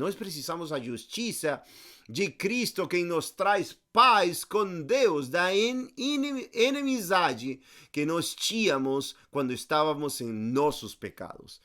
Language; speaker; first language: Portuguese; non-native, fluent; Spanish